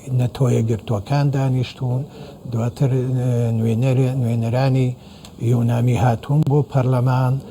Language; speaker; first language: Central Kurdish; non-native, local second language; Assyrian Neo-Aramaic